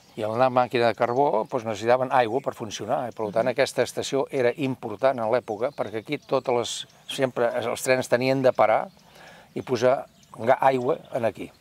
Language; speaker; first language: Catalan; native; Catalan